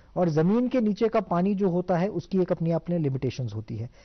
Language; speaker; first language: Hindi; non-native, local second language; Marathi